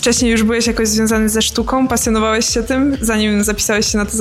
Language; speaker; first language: Polish; native; Polish